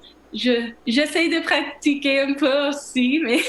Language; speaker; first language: French; non-native, learner; English